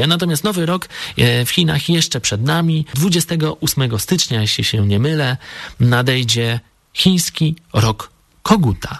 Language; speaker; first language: Polish; native; Polish